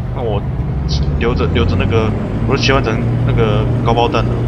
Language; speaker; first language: Chinese; native; Chinese